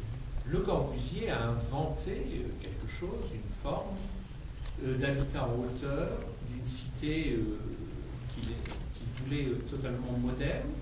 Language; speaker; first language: French; native; French